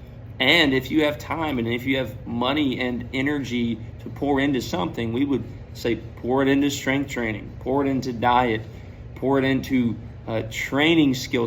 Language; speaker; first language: English; native; English